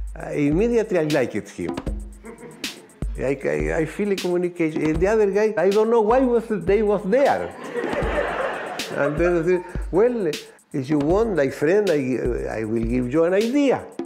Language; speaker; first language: English; non-native, learner; Spanish